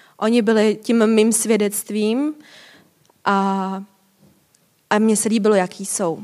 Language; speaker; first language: Czech; native; Czech